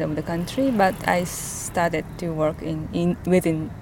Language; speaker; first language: English; non-native, fluent; Japanese